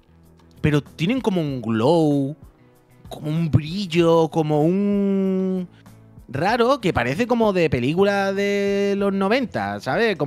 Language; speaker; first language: Spanish; native; Spanish